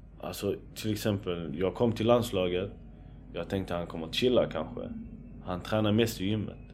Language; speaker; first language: Swedish; early bilingual, other home language; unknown